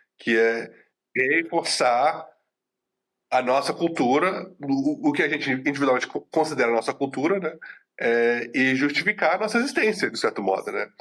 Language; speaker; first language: Portuguese; native; Portuguese